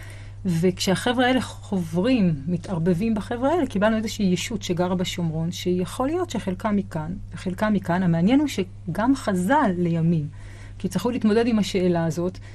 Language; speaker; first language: Hebrew; native; Hebrew